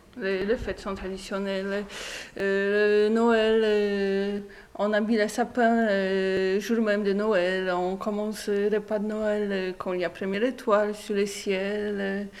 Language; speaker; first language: French; non-native, learner; Polish